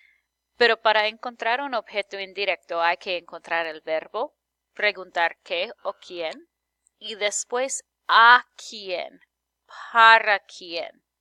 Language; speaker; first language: Spanish; non-native, fluent; English